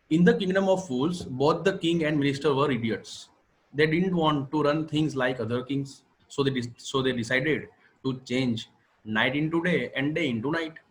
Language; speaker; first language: English; non-native, local second language; Gujarati